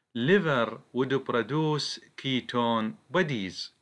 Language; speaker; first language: English; non-native, fluent; Arabic